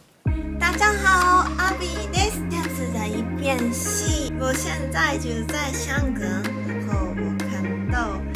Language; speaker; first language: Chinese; non-native, learner; Japanese